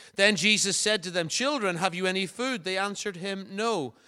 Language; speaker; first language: English; native; English